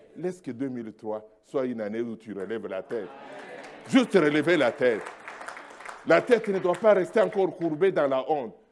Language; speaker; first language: French; non-native, local second language; Luba-Lulua